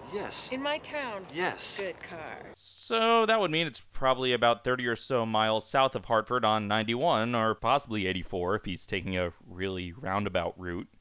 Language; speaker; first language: English; native; English